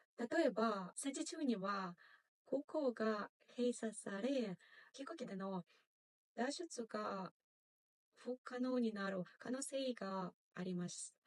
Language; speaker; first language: Japanese; non-native, fluent; Ukrainian